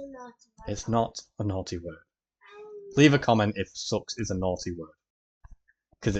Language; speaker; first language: English; native; English